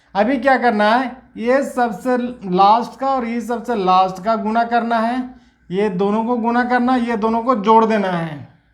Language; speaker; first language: Hindi; native; Hindi